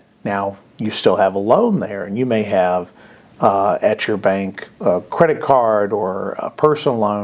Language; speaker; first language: English; native; English